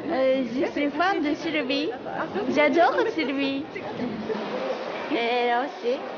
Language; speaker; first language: French; non-native, learner; Japanese